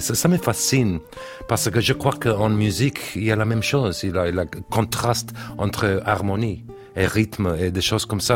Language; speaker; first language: French; non-native, learner; English